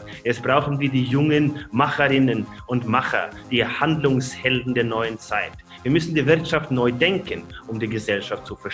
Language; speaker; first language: German; non-native, fluent; Norwegian